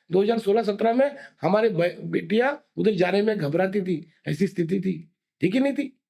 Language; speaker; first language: Hindi; non-native, local second language; Marathi